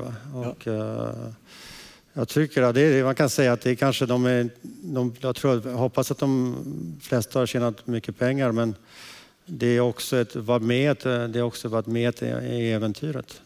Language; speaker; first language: Swedish; early bilingual, heritage; Swedish